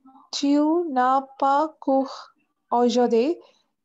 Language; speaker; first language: French; non-native, learner; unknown